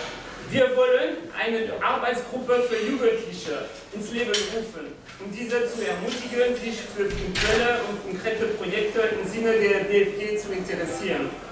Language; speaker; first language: German; non-native, fluent; French